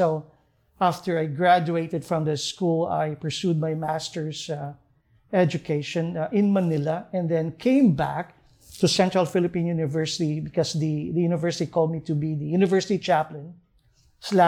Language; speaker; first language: English; non-native, local second language; Hiligaynon